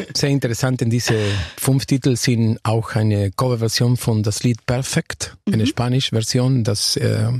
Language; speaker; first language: German; non-native, learner; Spanish